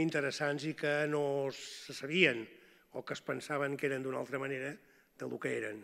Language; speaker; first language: Catalan; native; Catalan